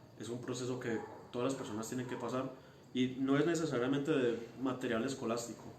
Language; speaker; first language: Spanish; early bilingual, heritage; Spanish